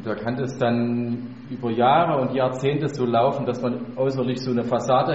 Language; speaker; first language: German; native; German